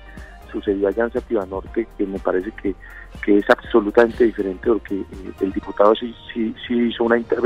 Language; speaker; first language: Spanish; native; Spanish